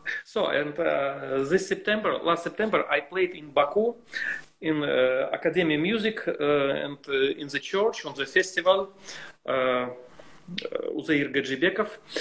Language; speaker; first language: English; non-native, learner; Russian